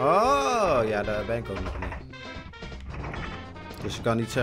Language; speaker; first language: Dutch; native; Dutch